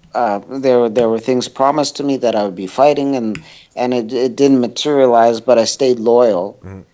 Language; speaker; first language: English; native; English